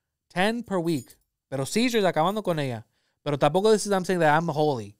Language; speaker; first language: English; early bilingual, other home language; Spanish